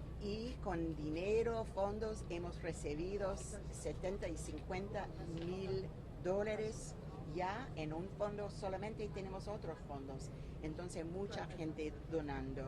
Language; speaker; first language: Spanish; non-native, fluent; English